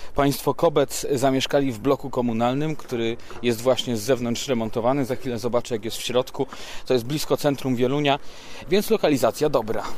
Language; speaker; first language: Polish; native; Polish